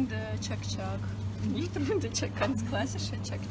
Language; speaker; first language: German; non-native, fluent; Russian